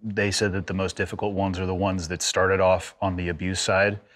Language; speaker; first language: English; native; English